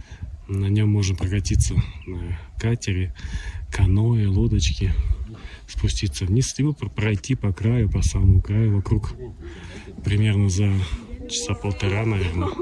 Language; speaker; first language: Russian; native; Russian